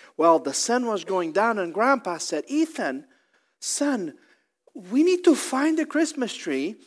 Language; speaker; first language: English; non-native, fluent; Portuguese